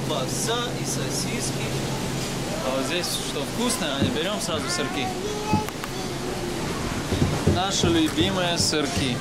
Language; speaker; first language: Russian; native; Russian